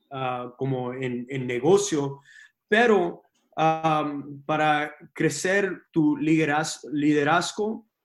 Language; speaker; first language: Spanish; early bilingual, heritage; Spanish